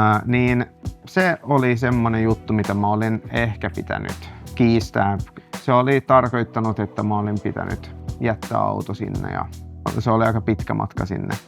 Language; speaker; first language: Finnish; non-native, local second language; Swedish